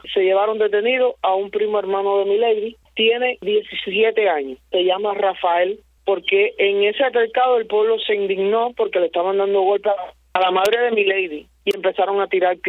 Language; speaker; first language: Spanish; native; Spanish